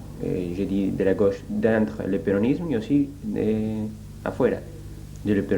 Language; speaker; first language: French; non-native, learner; Spanish